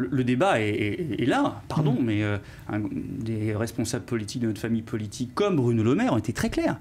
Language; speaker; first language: French; native; French